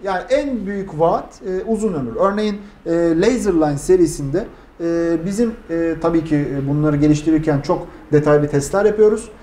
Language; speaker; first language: Turkish; native; Turkish